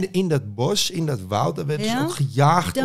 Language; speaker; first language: Dutch; native; Dutch